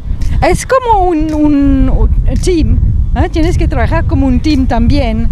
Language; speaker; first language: Spanish; non-native, learner; French